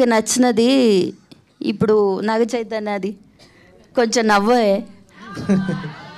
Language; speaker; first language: Telugu; non-native, fluent; Malayalam